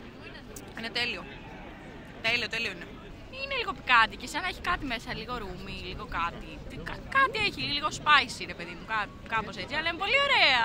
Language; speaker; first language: Greek; native; Greek